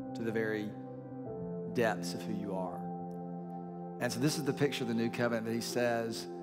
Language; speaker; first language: English; native; English